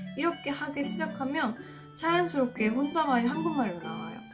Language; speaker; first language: Korean; non-native, fluent; Japanese